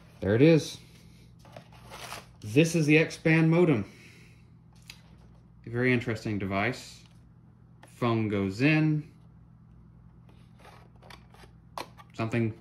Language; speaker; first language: English; native; English